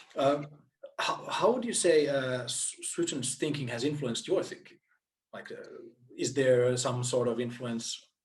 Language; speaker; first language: English; non-native, fluent; Finnish